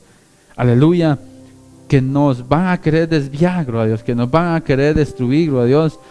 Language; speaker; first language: Spanish; native; Spanish